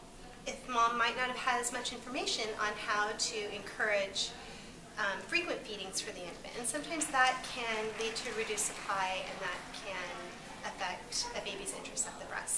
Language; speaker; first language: English; native; English